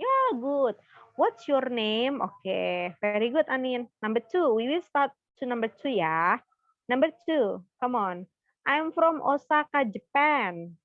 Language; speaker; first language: English; non-native, fluent; Indonesian